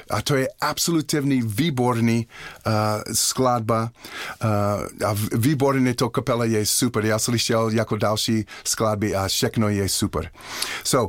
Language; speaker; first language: Czech; non-native, learner; English